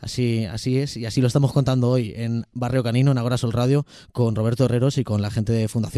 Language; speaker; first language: Spanish; native; Spanish